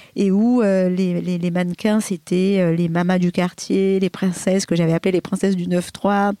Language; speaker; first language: French; early bilingual, other home language; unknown